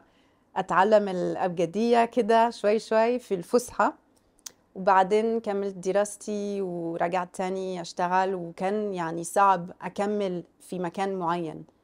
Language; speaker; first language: Arabic; non-native, fluent; French